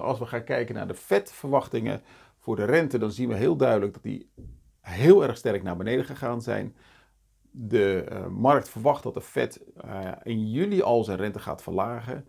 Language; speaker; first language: Dutch; native; Dutch